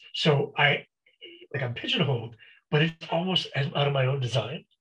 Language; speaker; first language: English; native; English